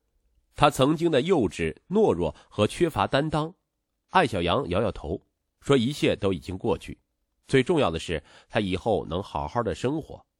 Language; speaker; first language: Chinese; native; Chinese